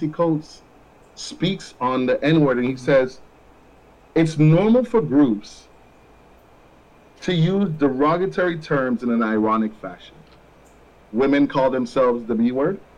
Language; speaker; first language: English; non-native, local second language; Jamaican Creole English